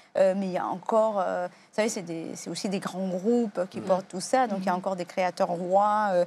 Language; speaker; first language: French; native; French